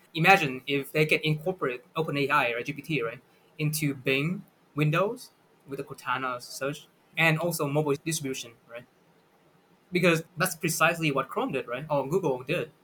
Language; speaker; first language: English; non-native, fluent; Vietnamese